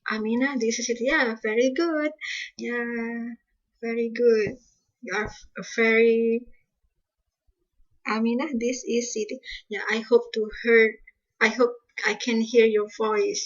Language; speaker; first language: English; non-native, fluent; Indonesian